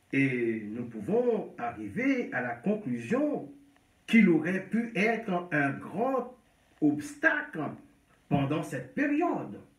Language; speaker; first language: French; non-native, local second language; Haitian Creole